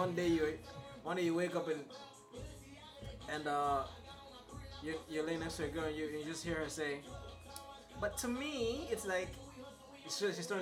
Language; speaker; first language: English; non-native, local second language; Swahili